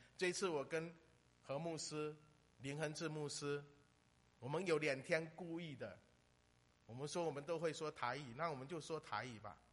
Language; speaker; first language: Chinese; native; Chinese